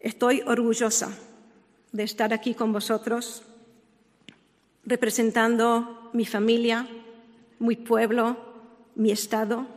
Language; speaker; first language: Spanish; non-native, fluent; Hebrew